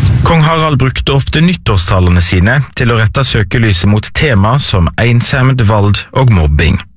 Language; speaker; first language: Norwegian; native; Norwegian